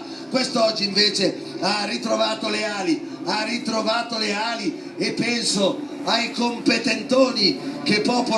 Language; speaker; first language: Italian; native; Italian